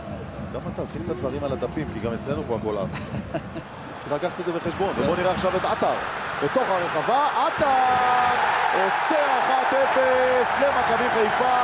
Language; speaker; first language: Hebrew; native; Hebrew